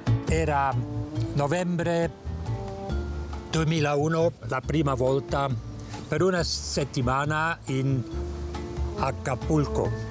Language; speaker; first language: Italian; non-native, local second language; German